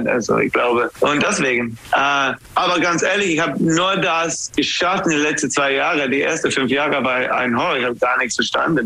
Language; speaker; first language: German; non-native, learner; English